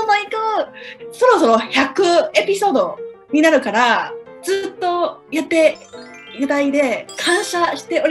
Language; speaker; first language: Japanese; non-native, fluent; Cantonese